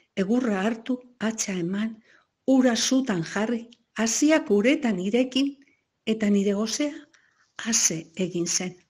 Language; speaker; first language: Basque; non-native, local second language; Spanish